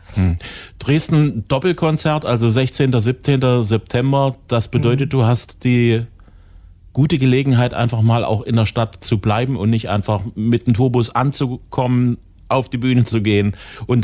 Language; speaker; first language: German; native; German